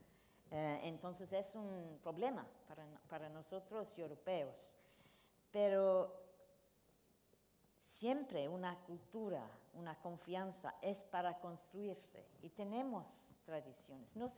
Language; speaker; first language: Spanish; non-native, fluent; English